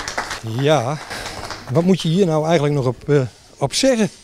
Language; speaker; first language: Dutch; native; Dutch